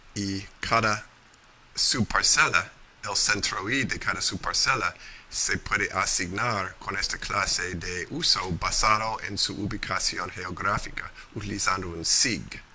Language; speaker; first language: Spanish; non-native, fluent; English